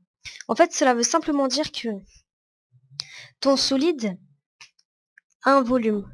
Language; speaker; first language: French; native; French